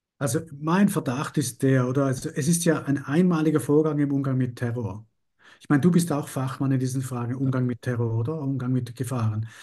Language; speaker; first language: German; early bilingual, other home language; Spanish